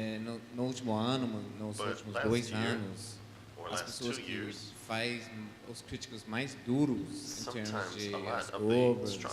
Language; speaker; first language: Portuguese; non-native, fluent; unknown